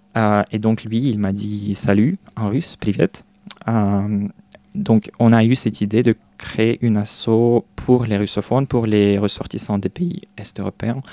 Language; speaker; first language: French; non-native, fluent; Russian